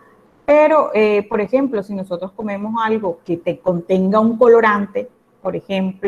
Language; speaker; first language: Spanish; native; Spanish